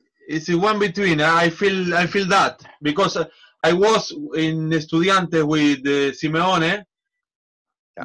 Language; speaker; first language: English; non-native, learner; Spanish